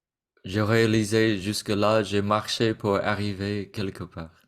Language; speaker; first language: French; non-native, fluent; Vietnamese